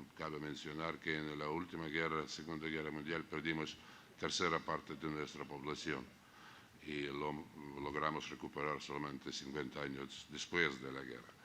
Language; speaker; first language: Spanish; non-native, fluent; Russian